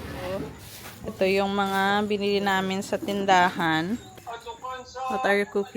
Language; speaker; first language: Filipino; non-native, local second language; Hiligaynon